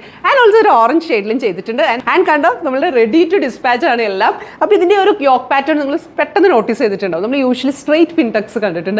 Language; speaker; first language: Malayalam; native; Malayalam